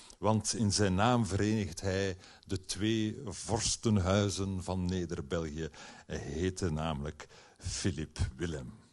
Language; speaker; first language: Dutch; native; Dutch